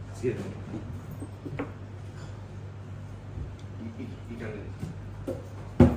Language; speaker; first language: Japanese; non-native, fluent; Thai